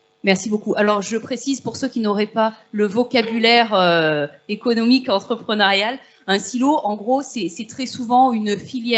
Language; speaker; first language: French; native; French